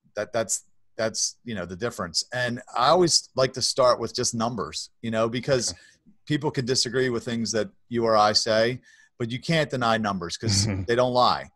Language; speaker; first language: English; native; English